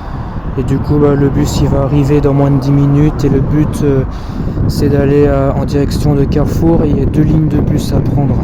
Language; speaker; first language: French; native; French